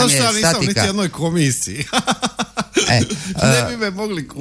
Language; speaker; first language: Croatian; native; Croatian